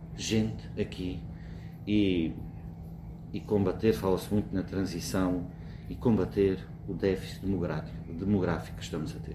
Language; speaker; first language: Portuguese; native; Portuguese